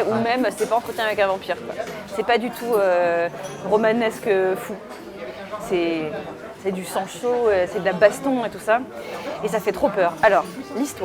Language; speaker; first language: French; native; French